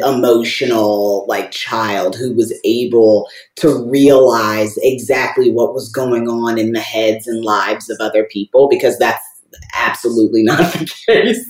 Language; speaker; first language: English; native; English